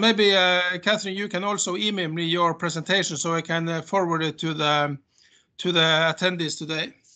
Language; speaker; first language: English; non-native, fluent; Norwegian